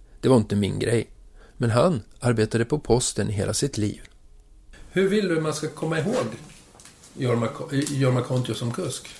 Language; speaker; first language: Swedish; native; Swedish